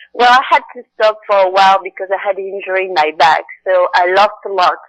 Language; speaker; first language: English; non-native, fluent; Arabic